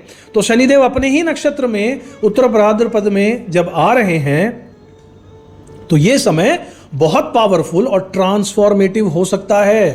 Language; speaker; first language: Hindi; native; Hindi